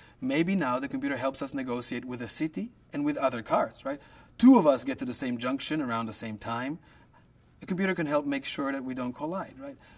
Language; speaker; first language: English; non-native, fluent; Hebrew